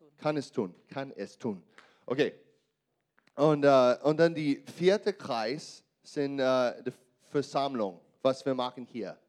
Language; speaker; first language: German; non-native, learner; English